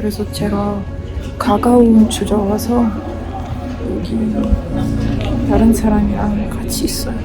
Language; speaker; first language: Korean; non-native, learner; Ukrainian